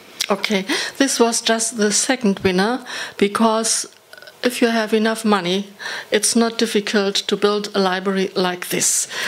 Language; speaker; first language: English; non-native, fluent; German